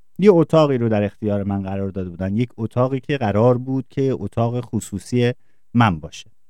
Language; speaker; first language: Persian; native; Persian